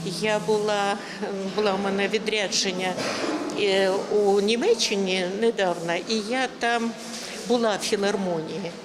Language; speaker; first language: Ukrainian; non-native, local second language; Russian